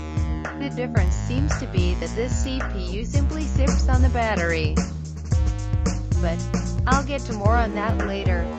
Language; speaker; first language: English; native; English